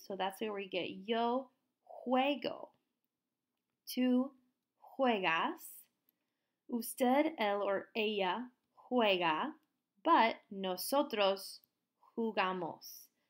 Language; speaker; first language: Spanish; non-native, fluent; English